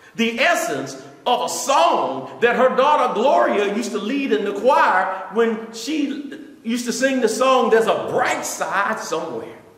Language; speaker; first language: English; native; English